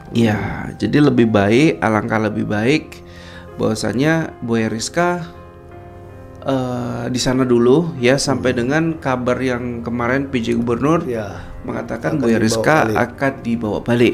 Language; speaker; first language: Indonesian; native; Indonesian